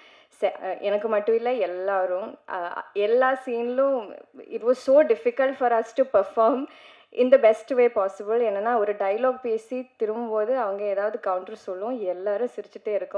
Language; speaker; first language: Tamil; non-native, learner; Malayalam